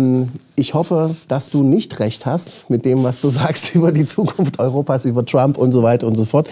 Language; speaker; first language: German; native; German